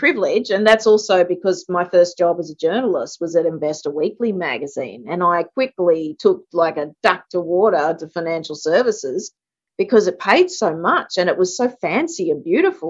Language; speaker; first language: English; native; English